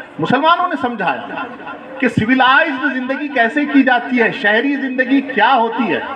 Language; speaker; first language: Urdu; native; Urdu